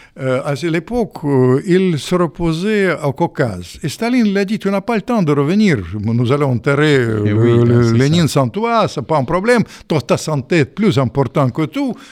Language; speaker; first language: French; non-native, fluent; Russian